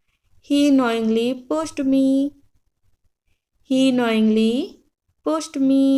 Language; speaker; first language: English; non-native, local second language; Hindi